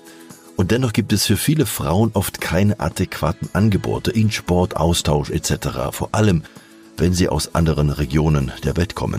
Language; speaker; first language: German; native; German